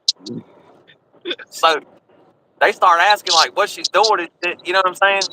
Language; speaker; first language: English; native; English